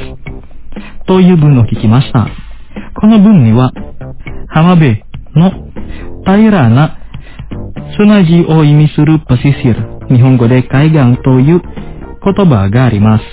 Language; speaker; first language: Japanese; non-native, fluent; Indonesian